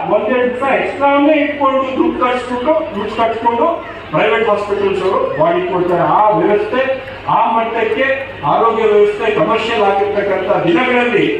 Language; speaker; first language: Kannada; non-native, local second language; Urdu